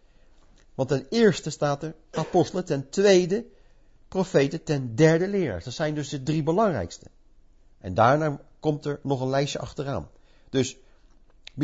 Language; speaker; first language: Dutch; native; Dutch